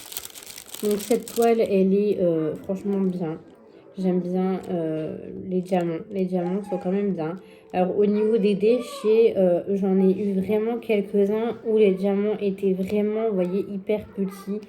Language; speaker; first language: French; native; French